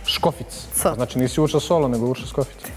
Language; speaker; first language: Serbian; native; Serbian